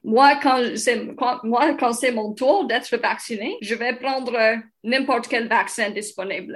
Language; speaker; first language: French; non-native, local second language; English